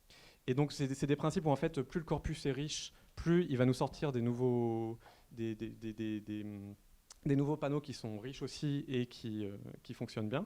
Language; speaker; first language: French; native; French